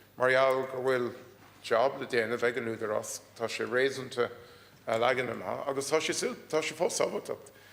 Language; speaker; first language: Irish; non-native, local second language; English